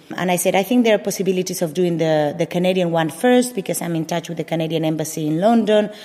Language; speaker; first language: English; non-native, fluent; Spanish